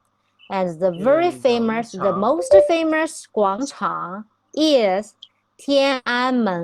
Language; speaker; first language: English; non-native, fluent; Chinese